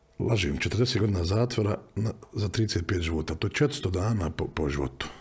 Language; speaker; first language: Bosnian; native; Bosnian